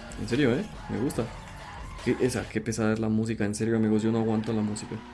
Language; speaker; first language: Spanish; native; Spanish